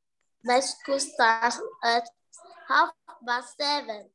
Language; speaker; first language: English; non-native, learner; Vietnamese